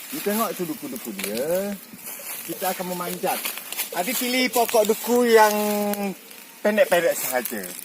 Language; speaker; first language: Malay; non-native, local second language; Achinese